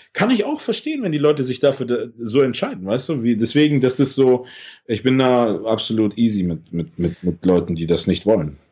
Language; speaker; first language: German; early bilingual, other home language; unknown